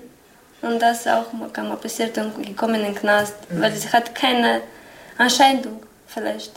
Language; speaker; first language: German; non-native, learner; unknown